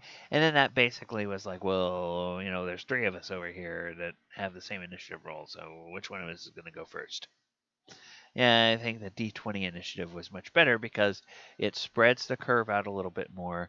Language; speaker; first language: English; native; English